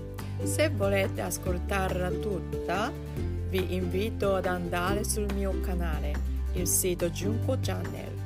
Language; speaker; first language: Italian; non-native, fluent; Japanese